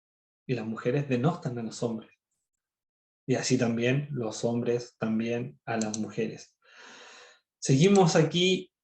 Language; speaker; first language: Spanish; native; Spanish